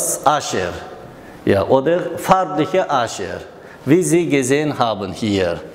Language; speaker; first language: German; non-native, learner; Uzbek